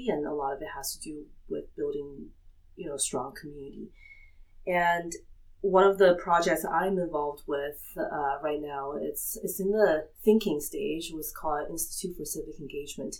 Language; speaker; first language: English; early bilingual, other home language; Chinese